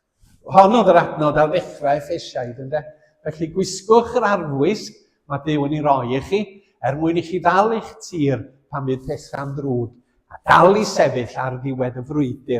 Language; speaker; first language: Welsh; native; Welsh